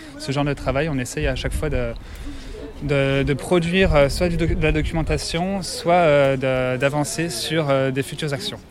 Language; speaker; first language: French; native; French